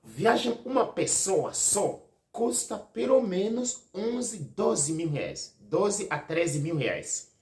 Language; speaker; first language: Portuguese; non-native, learner; Haitian Creole